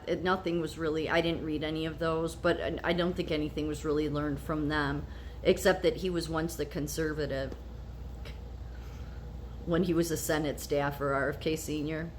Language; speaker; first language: English; native; English